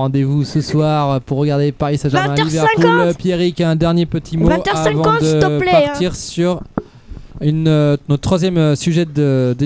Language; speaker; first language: French; native; French